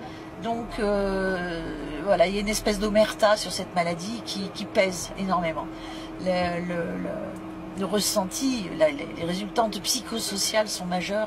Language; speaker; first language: French; native; French